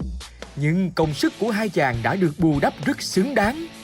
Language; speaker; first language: Vietnamese; native; Vietnamese